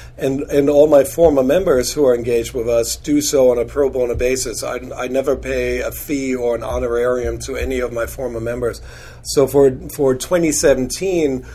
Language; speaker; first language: English; non-native, fluent; German